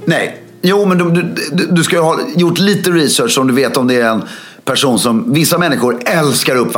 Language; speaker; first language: Swedish; native; Swedish